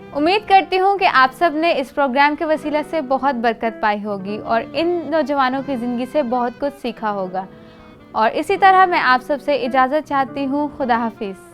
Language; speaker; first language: Urdu; native; Urdu